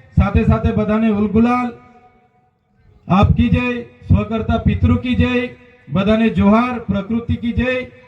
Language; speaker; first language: Gujarati; non-native, local second language; Bhili